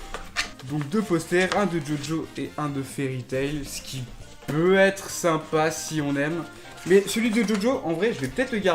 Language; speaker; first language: French; native; French